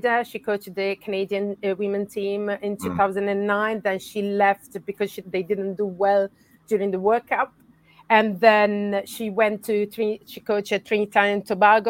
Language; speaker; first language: English; non-native, fluent; Italian